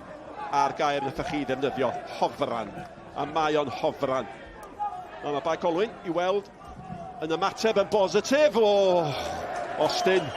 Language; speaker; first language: Welsh; native; Welsh